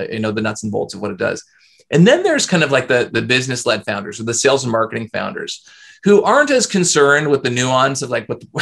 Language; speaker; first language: English; native; English